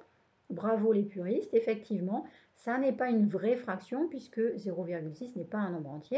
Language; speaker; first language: French; native; French